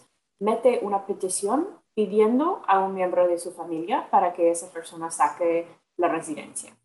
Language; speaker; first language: Spanish; non-native, fluent; English